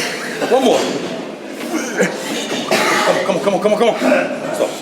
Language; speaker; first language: English; non-native, learner; Italian